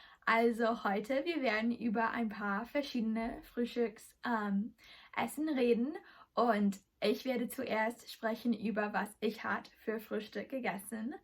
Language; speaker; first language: German; non-native, learner; English